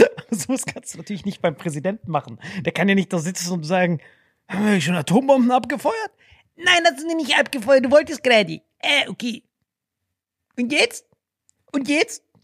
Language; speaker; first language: German; native; German